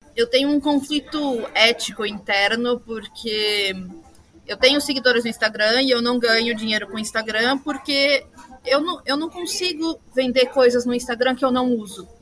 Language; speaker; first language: Portuguese; native; Portuguese